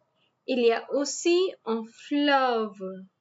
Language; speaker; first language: French; non-native, fluent; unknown